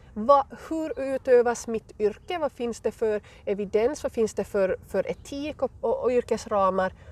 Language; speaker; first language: Swedish; native; Swedish